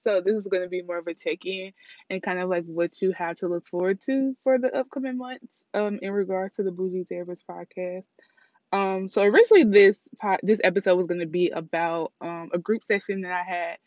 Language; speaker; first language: English; native; English